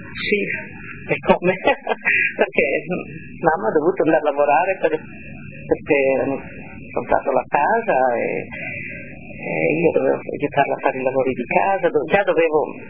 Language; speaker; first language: Italian; non-native, local second language; Venetian